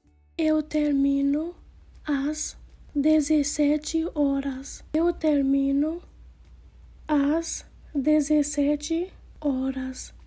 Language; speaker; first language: Portuguese; non-native, learner; Haitian Creole